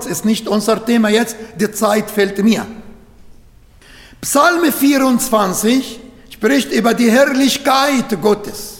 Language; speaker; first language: German; non-native, learner; Arabic